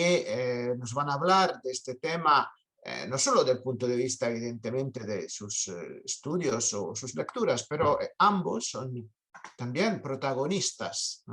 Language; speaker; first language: Spanish; non-native, fluent; Italian